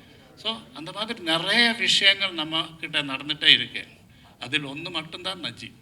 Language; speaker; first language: Tamil; non-native, learner; Malayalam